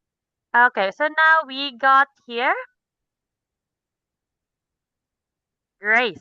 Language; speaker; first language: English; non-native, fluent; Cebuano